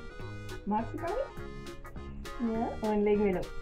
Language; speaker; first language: German; non-native, fluent; English